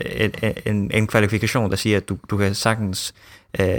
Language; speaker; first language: Danish; early bilingual, heritage; Danish